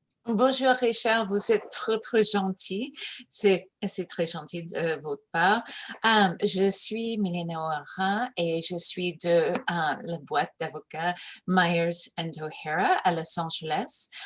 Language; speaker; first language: French; early bilingual, heritage; English